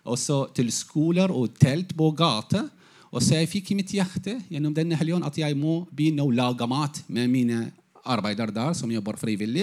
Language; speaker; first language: Norwegian; non-native, fluent; Arabic